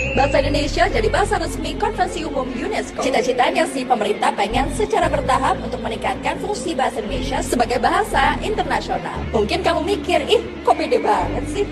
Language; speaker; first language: Indonesian; native; Indonesian